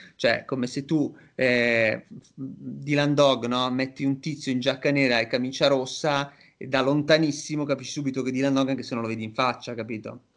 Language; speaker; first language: Italian; native; Italian